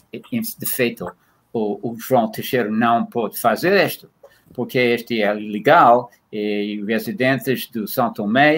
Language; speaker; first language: Portuguese; non-native, fluent; English